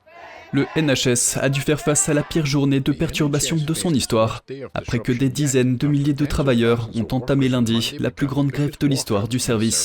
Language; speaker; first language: French; native; French